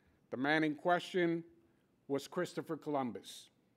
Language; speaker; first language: English; native; English